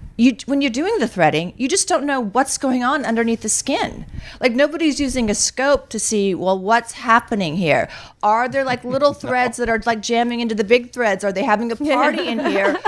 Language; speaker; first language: English; native; English